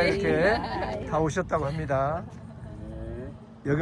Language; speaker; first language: Korean; native; Korean